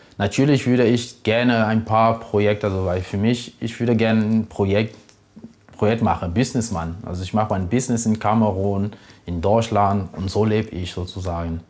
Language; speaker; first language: German; non-native, fluent; French